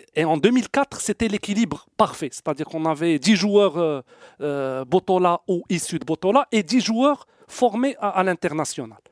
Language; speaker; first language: French; non-native, local second language; Arabic